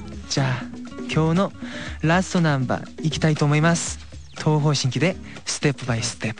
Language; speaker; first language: Japanese; non-native, fluent; Korean